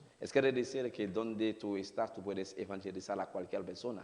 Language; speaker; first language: Spanish; non-native, learner; Haitian Creole